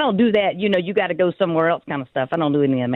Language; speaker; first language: English; native; English